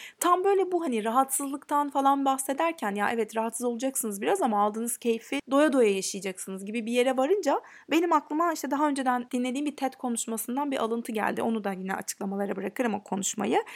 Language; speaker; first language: Turkish; native; Turkish